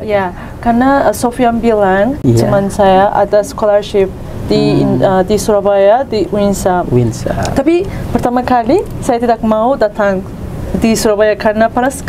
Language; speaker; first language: Indonesian; non-native, learner; Turkish